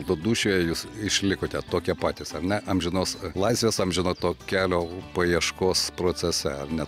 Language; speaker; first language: Lithuanian; native; Lithuanian